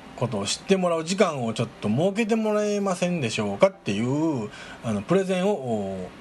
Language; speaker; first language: Japanese; native; Japanese